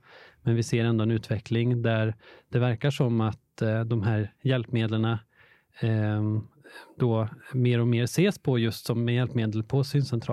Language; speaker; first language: Swedish; native; Swedish